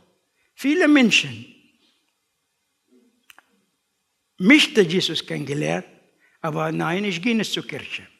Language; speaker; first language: German; non-native, learner; Arabic